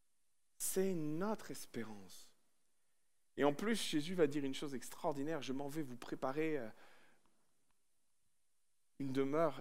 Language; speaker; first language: French; native; French